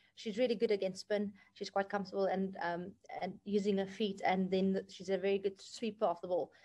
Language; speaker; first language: English; non-native, local second language; Afrikaans